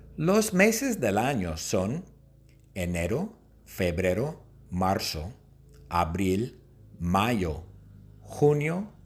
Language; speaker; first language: Spanish; non-native, fluent; English